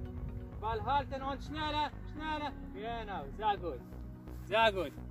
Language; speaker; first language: German; non-native, learner; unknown